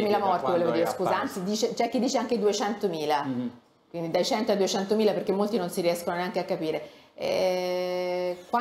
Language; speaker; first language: Italian; native; Italian